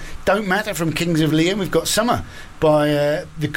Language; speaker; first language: English; native; English